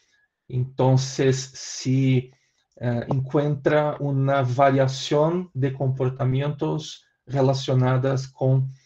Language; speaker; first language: Spanish; non-native, learner; Portuguese